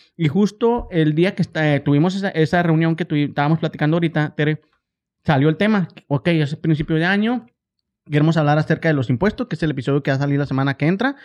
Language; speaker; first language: Spanish; native; Spanish